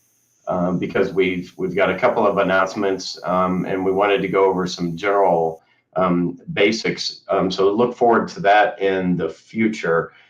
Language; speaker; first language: English; native; English